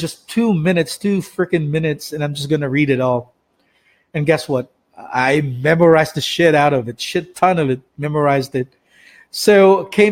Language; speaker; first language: English; non-native, local second language; Cebuano